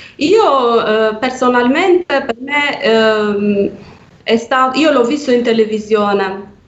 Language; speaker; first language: Italian; non-native, fluent; Albanian